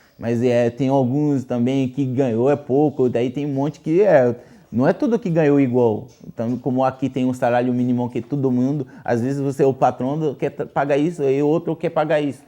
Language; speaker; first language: Portuguese; non-native, learner; Haitian Creole